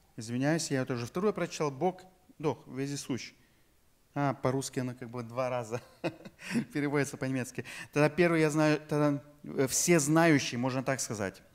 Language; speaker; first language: Russian; native; Russian